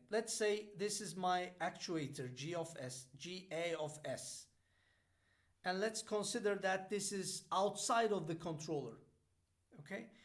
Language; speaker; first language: English; non-native, fluent; Turkish